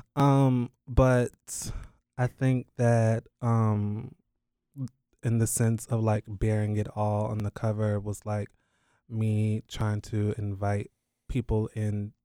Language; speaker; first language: English; native; English